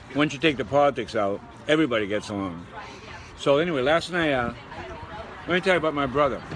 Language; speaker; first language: English; native; English